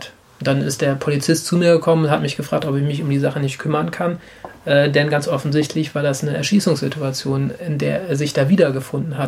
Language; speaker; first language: German; native; German